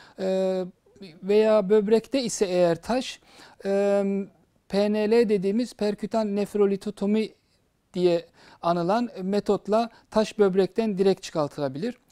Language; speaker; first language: Turkish; early bilingual, heritage; Turkish